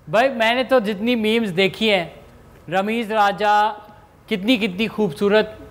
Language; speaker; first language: Urdu; non-native, local second language; Sindhi